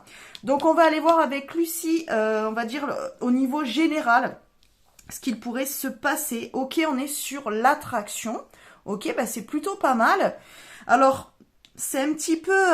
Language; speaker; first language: French; native; French